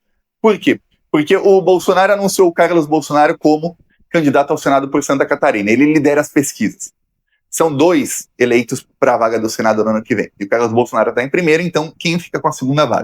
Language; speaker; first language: Portuguese; native; Portuguese